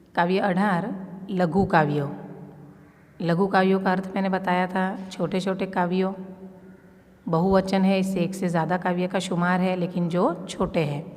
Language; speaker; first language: Urdu; non-native, local second language; Gujarati